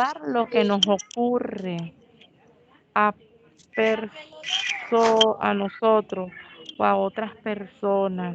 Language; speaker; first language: Spanish; native; Spanish